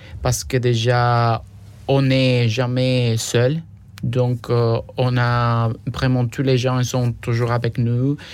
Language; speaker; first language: French; non-native, fluent; Spanish